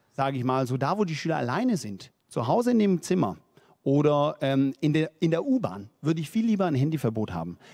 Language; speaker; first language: German; non-native, fluent; Danish